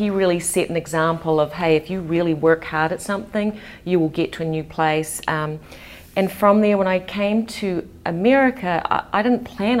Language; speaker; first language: English; native; English